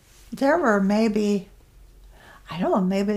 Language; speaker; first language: English; non-native, fluent; Dutch